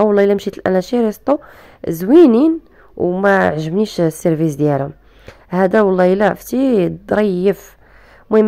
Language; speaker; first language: Arabic; native; Arabic